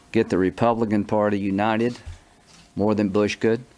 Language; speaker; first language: English; native; English